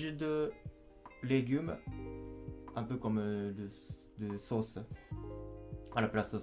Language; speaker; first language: French; non-native, learner; Japanese